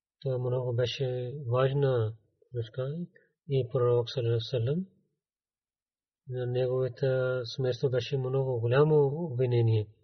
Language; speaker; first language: Bulgarian; non-native, learner; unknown